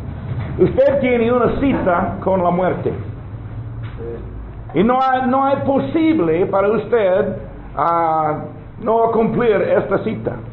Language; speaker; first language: Spanish; non-native, learner; English